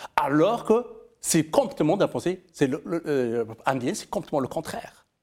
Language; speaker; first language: French; non-native, fluent; Persian